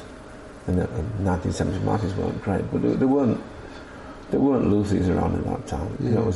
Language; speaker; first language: English; native; English